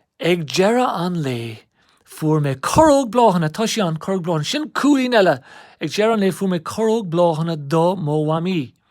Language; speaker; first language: Irish; native; Irish